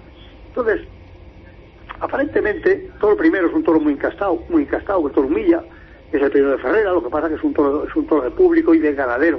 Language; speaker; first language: Spanish; native; Spanish